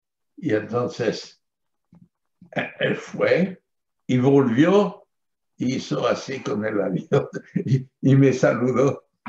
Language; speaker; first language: Spanish; non-native, fluent; French